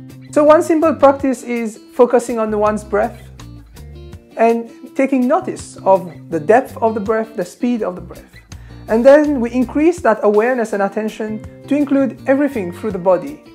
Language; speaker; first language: English; non-native, local second language; Morisyen